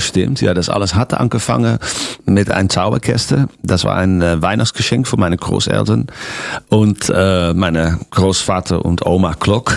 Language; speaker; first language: German; non-native, fluent; Dutch